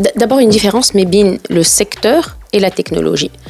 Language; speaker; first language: French; non-native, local second language; Arabic